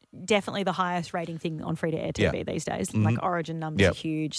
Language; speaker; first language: English; native; English